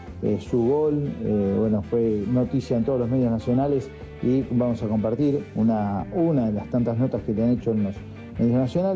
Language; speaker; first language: Spanish; native; Spanish